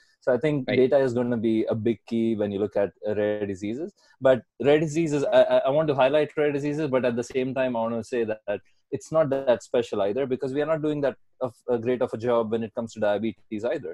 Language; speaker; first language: English; non-native, local second language; Marathi